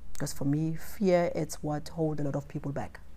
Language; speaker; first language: English; non-native, local second language; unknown